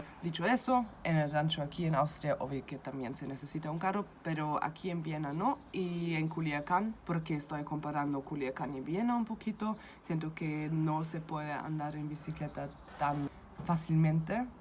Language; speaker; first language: Spanish; non-native, fluent; German